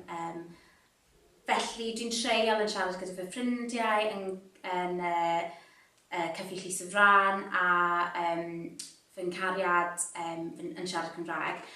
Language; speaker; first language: Welsh; non-native, local second language; English